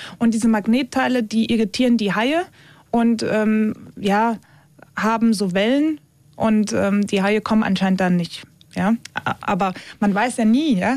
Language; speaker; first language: German; early bilingual, other home language; Turkish